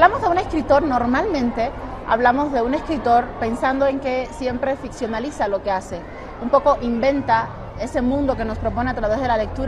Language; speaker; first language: Spanish; native; Spanish